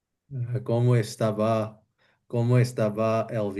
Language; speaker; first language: Spanish; non-native, learner; English